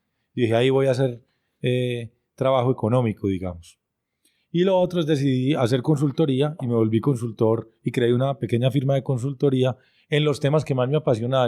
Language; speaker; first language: Spanish; native; Spanish